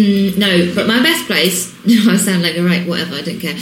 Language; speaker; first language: English; native; English